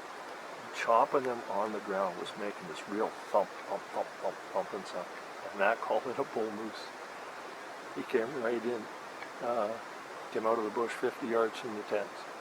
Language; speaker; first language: English; native; English